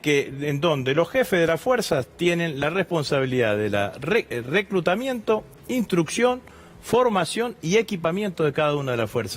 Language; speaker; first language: Spanish; native; Spanish